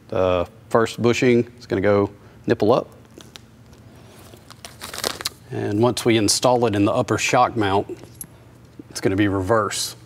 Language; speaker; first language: English; native; English